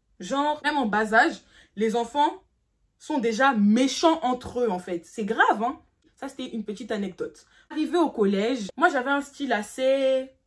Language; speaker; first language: French; early bilingual, other home language; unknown